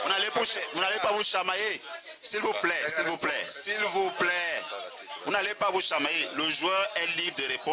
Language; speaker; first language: French; native; French